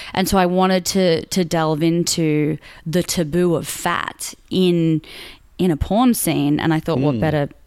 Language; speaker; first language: English; native; English